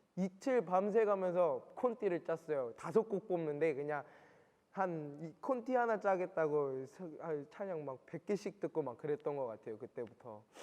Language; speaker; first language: Korean; early bilingual, heritage; Korean